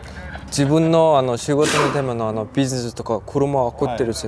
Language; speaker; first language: Japanese; non-native, fluent; Mongolian